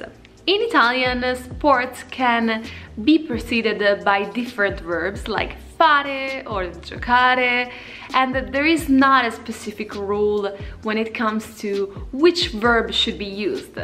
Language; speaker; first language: English; non-native, fluent; Italian